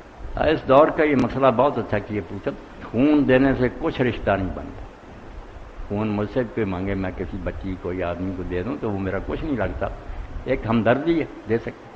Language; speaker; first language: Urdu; non-native, local second language; Punjabi